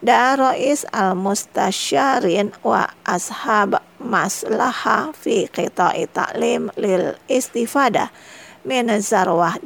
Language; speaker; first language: Arabic; non-native, fluent; Indonesian